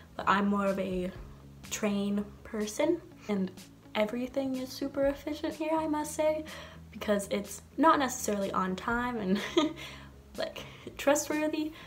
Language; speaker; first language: English; native; English